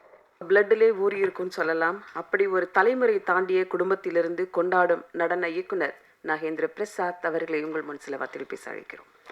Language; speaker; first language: Tamil; native; Tamil